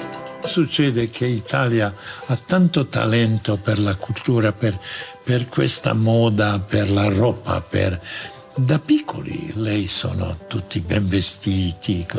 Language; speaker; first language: Italian; non-native, learner; Croatian